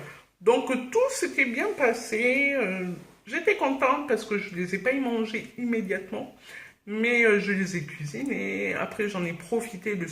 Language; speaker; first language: French; native; French